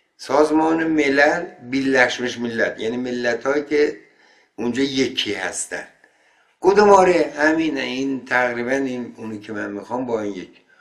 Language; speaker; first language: Persian; non-native, local second language; Azerbaijani